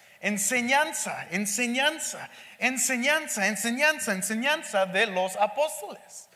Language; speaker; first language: Spanish; early bilingual, heritage; Spanish